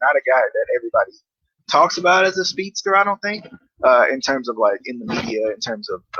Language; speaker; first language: English; native; English